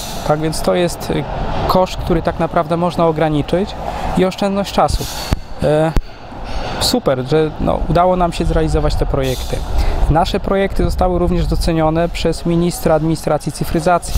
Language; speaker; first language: Polish; native; Polish